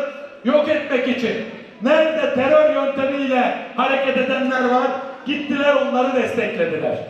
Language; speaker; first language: Turkish; native; Turkish